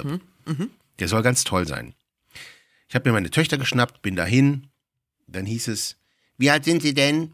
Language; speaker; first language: German; native; German